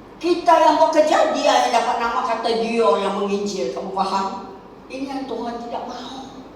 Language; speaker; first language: Malay; non-native, local second language; Chinese